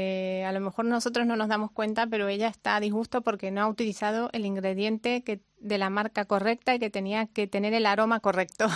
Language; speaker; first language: Spanish; native; Spanish